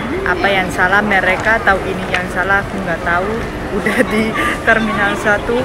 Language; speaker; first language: Indonesian; non-native, fluent; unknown